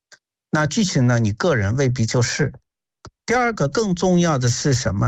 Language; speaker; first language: Chinese; native; Chinese